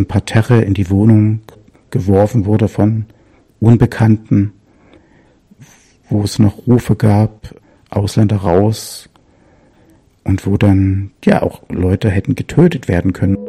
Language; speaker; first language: German; native; German